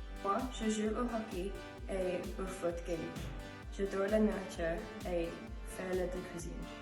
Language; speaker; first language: French; non-native, learner; English